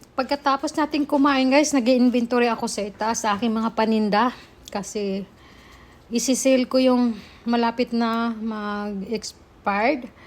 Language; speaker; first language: Filipino; native; Filipino